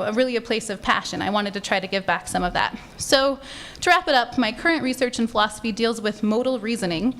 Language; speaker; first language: English; native; English